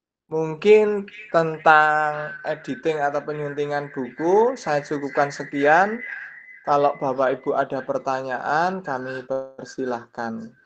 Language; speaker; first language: Indonesian; native; Indonesian